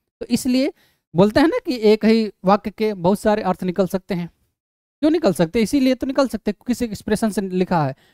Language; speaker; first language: Hindi; native; Hindi